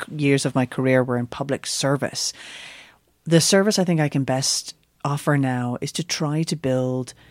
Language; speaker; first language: English; native; English